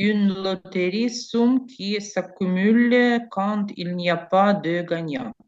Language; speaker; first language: French; non-native, learner; Ukrainian